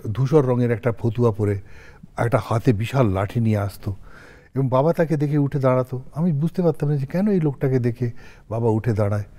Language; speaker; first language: Bangla; native; Bangla